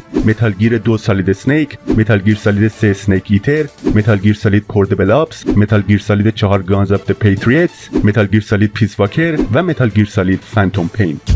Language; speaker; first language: Persian; native; Persian